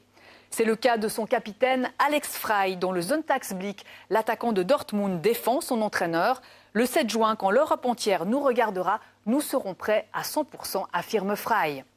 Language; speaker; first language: French; native; French